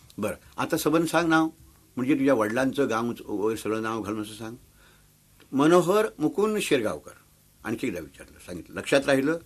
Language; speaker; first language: Marathi; non-native, local second language; Konkani